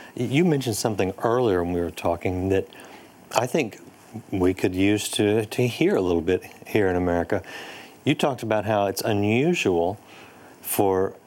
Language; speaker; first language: English; native; English